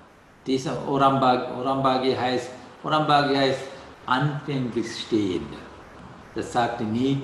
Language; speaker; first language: German; non-native, learner; Sinhala